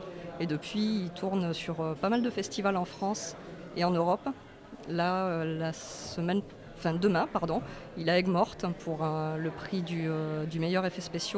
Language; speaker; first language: French; native; French